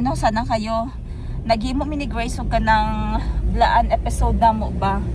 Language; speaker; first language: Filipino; non-native, local second language; Cebuano